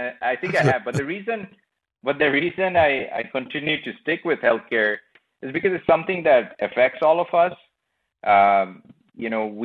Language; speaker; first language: English; non-native, local second language; Bangla